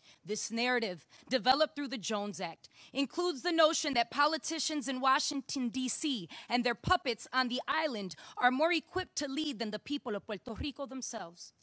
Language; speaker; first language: English; native; English